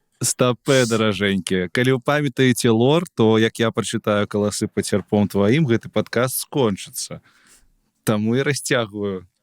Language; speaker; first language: Belarusian; non-native, local second language; Russian